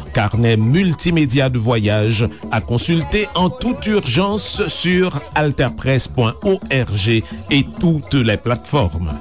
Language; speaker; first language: French; non-native, local second language; Haitian Creole